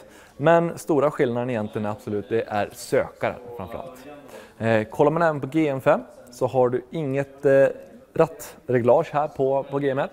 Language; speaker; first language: Swedish; native; Swedish